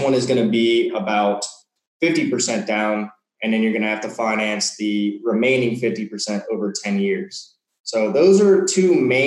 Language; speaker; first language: English; native; English